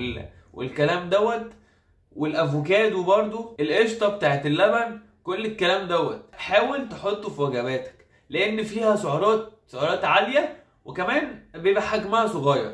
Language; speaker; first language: Arabic; native; Arabic